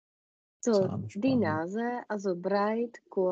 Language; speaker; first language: German; non-native, fluent; Czech